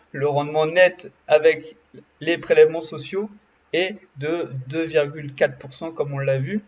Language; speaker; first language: French; native; French